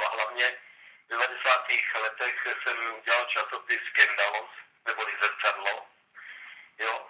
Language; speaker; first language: Czech; non-native, local second language; Romany